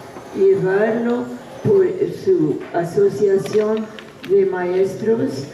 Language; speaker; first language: Spanish; non-native, fluent; English